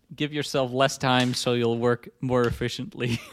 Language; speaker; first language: English; non-native, fluent; Dutch